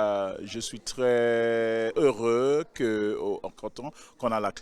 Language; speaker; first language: French; non-native, local second language; English